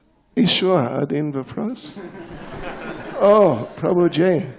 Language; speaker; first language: Russian; non-native, learner; English